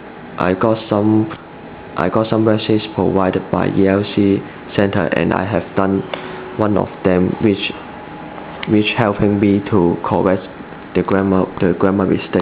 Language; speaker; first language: English; non-native, learner; Cantonese